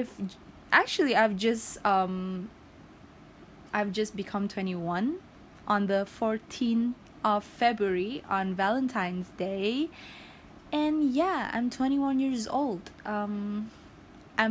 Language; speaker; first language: English; non-native, local second language; Malay